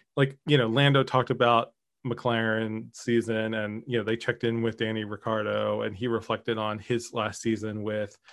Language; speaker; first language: English; native; English